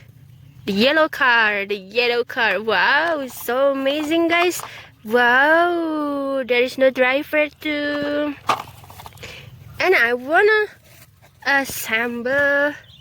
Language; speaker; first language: English; non-native, learner; Indonesian